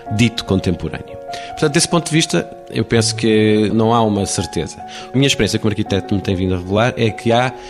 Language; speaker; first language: Portuguese; native; Portuguese